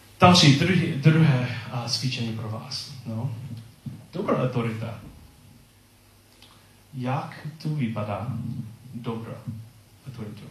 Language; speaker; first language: Czech; non-native, learner; English